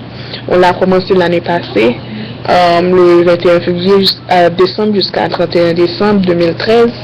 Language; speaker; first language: French; non-native, learner; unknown